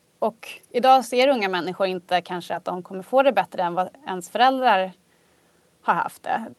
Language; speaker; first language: Swedish; native; Swedish